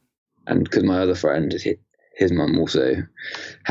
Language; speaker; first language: English; native; English